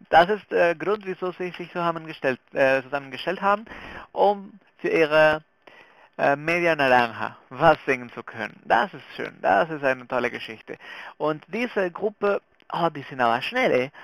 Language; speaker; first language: German; non-native, fluent; Spanish